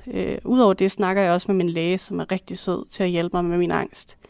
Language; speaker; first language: Danish; native; Danish